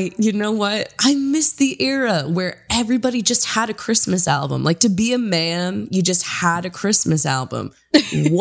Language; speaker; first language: English; native; English